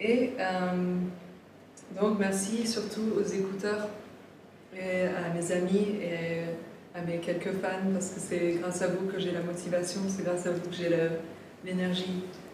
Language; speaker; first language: French; native; French